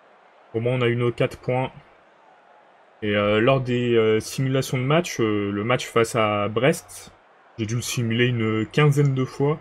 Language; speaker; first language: French; native; French